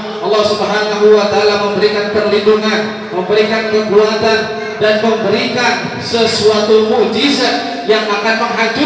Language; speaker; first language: Indonesian; native; Indonesian